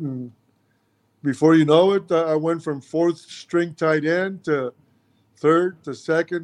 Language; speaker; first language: English; early bilingual, other home language; Spanish